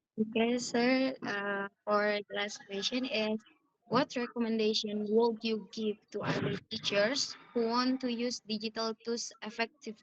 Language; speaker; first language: English; non-native, learner; Indonesian